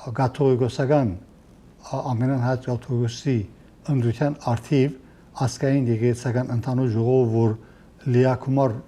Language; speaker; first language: Armenian; early bilingual, heritage; Armenian